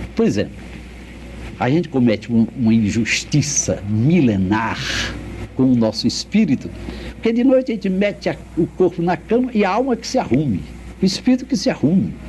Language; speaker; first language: Portuguese; native; Portuguese